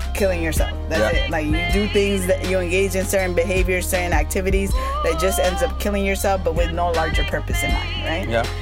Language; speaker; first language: English; early bilingual, other home language; Spanish